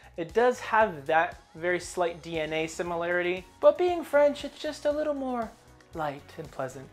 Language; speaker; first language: English; native; English